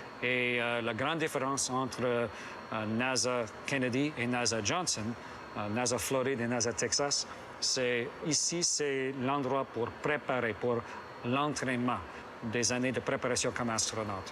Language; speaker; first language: French; non-native, fluent; English